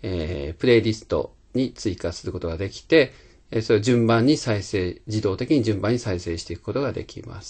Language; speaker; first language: Japanese; native; Japanese